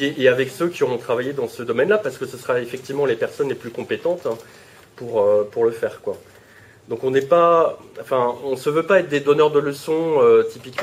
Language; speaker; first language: French; native; French